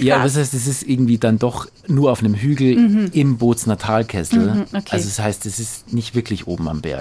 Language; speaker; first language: German; native; German